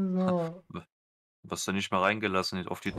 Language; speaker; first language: German; native; German